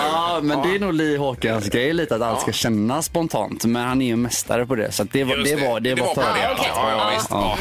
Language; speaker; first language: Swedish; native; Swedish